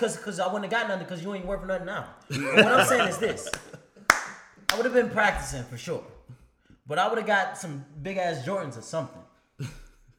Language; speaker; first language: English; native; English